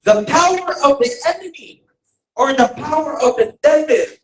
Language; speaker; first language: English; non-native, local second language; Filipino